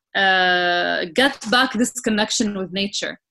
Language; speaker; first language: English; non-native, fluent; Arabic